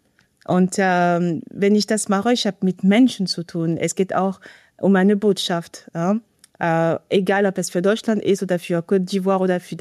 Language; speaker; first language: German; non-native, fluent; French